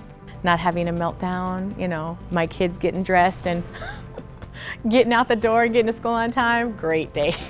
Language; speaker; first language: English; native; English